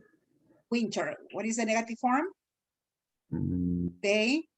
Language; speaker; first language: English; non-native, fluent; Spanish